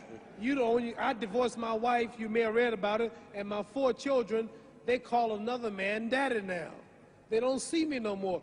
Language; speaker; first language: English; native; English